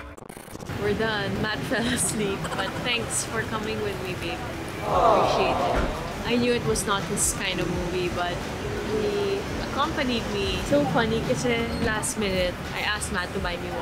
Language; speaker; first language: English; non-native, local second language; Filipino